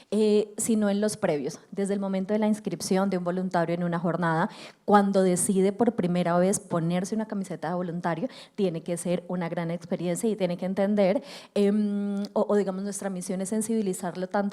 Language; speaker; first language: Spanish; native; Spanish